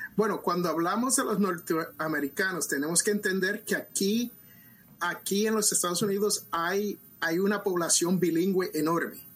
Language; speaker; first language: Spanish; early bilingual, other home language; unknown